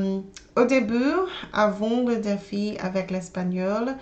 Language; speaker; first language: French; non-native, learner; English